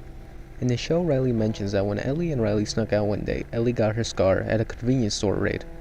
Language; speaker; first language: English; native; English